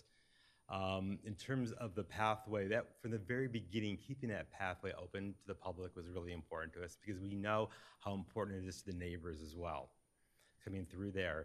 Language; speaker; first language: English; native; English